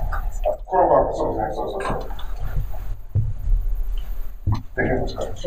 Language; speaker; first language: Japanese; non-native, learner; English